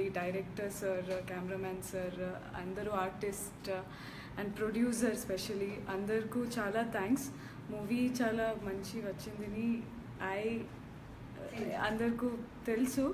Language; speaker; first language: Telugu; non-native, learner; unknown